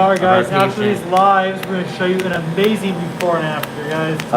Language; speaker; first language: English; native; English